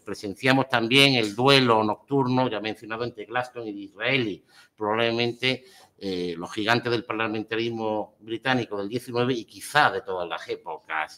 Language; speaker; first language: Spanish; native; Spanish